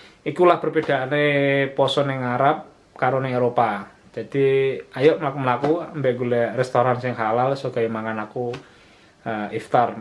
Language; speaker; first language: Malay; non-native, local second language; Javanese